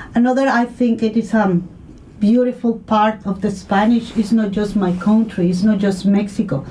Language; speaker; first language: English; non-native, learner; Spanish